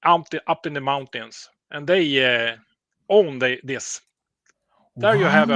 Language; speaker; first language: English; non-native, learner; Swedish